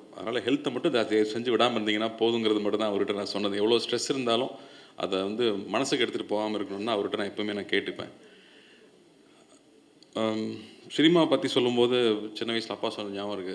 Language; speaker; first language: Tamil; native; Tamil